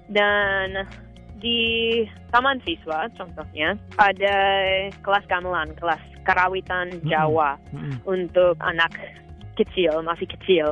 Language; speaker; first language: Indonesian; non-native, fluent; English